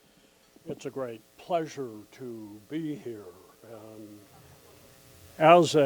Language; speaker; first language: English; native; English